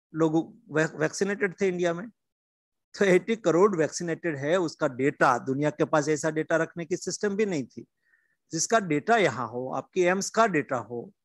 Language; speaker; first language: Hindi; non-native, local second language; Gujarati